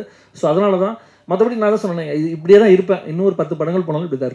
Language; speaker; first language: Tamil; native; Tamil